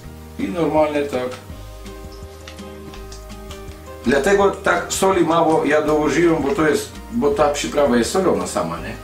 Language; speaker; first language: Polish; non-native, fluent; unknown